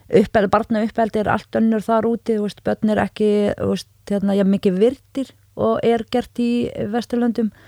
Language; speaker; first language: Icelandic; non-native, fluent; Arabic